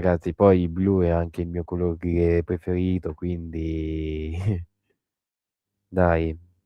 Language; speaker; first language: Italian; native; Italian